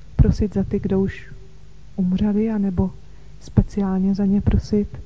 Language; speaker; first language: Czech; native; Czech